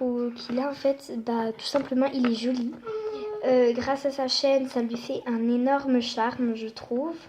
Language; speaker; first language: French; native; French